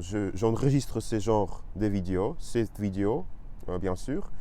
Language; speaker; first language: French; non-native, learner; Russian